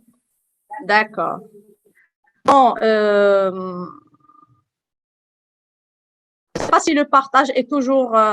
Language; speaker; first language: French; non-native, local second language; Arabic